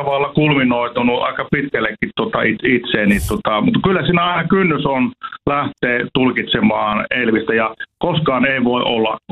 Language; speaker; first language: Finnish; native; Finnish